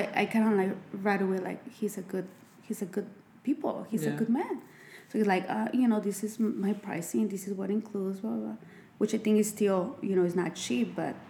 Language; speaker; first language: English; non-native, fluent; Spanish